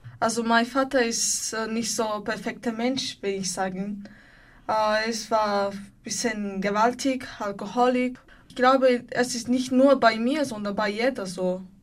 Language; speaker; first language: German; non-native, learner; Bulgarian